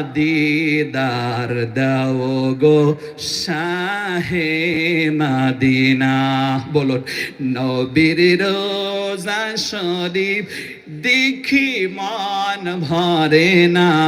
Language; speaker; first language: Bangla; non-native, local second language; Assamese